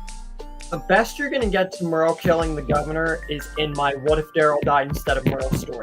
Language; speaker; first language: English; native; English